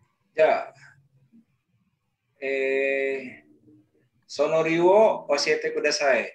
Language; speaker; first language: Japanese; non-native, learner; Indonesian